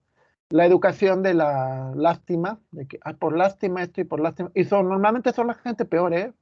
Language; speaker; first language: Spanish; native; Spanish